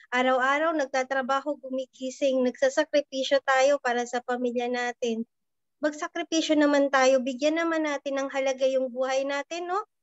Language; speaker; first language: Filipino; native; Filipino